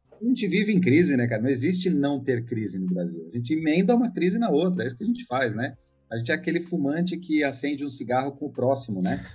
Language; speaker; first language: Portuguese; native; Portuguese